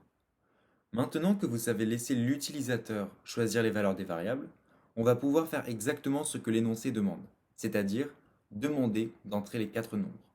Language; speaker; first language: French; native; French